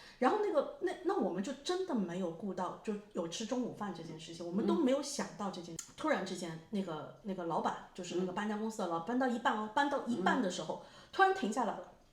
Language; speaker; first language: Chinese; native; Chinese